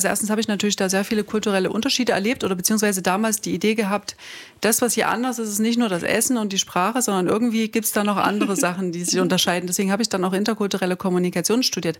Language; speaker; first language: German; native; German